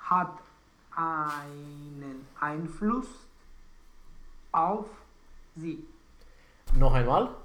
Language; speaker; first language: German; non-native, learner; Romanian